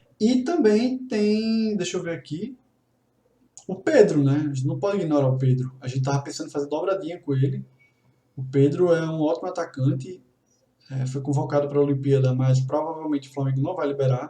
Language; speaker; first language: Portuguese; native; Portuguese